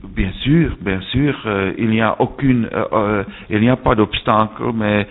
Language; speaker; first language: French; non-native, fluent; Czech